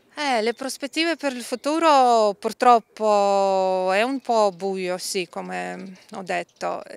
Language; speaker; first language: Italian; non-native, fluent; Ukrainian